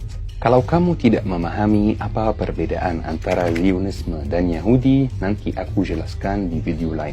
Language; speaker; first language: Indonesian; non-native, fluent; Arabic